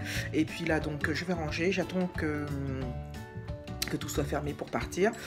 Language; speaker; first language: French; native; French